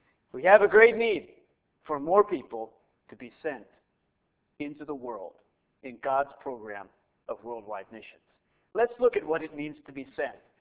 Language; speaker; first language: English; native; English